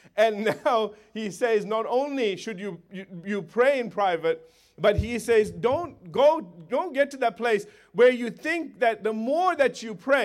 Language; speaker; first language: English; native; English